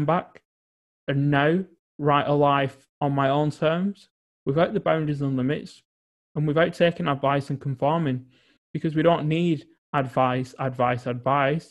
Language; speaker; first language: English; native; English